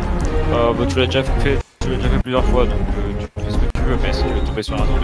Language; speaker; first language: French; native; French